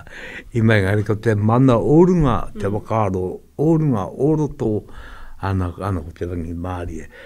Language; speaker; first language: Māori; native; Māori